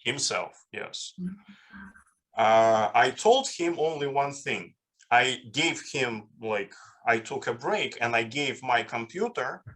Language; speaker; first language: English; non-native, fluent; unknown